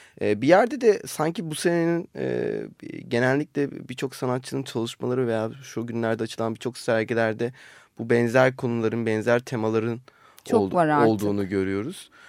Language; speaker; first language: Turkish; native; Turkish